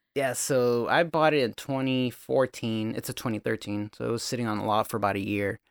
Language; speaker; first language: English; native; English